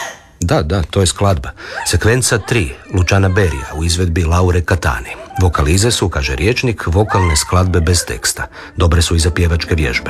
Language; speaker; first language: Serbian; native; Serbian